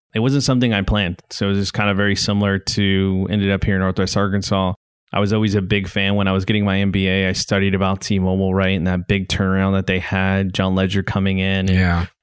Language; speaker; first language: English; native; English